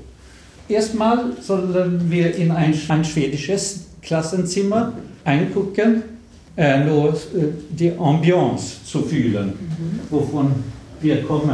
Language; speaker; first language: German; non-native, fluent; Swedish